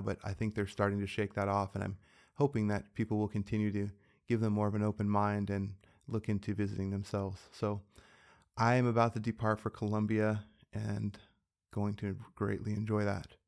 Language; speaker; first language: English; native; English